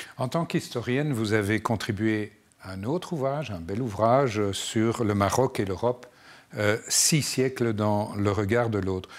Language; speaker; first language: French; non-native, local second language; Arabic